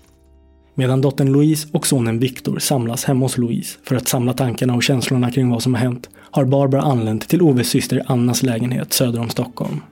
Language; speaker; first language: Swedish; native; Swedish